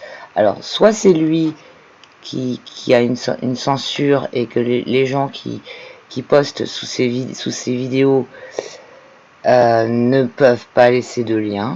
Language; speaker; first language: French; native; French